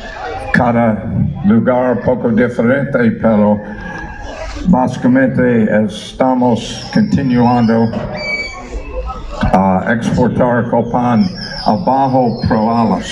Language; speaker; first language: Spanish; non-native, learner; English